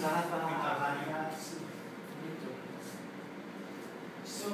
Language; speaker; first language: Portuguese; non-native, fluent; French